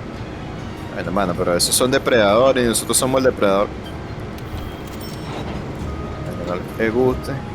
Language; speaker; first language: Spanish; native; Spanish